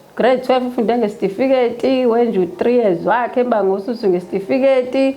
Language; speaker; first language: Zulu; native; Zulu